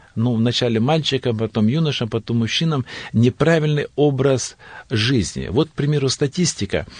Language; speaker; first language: Russian; native; Russian